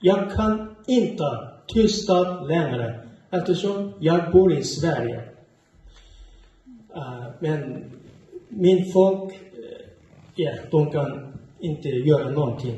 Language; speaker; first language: Swedish; non-native, learner; Uyghur